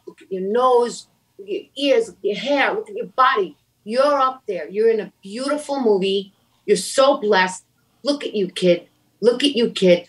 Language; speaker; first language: English; native; English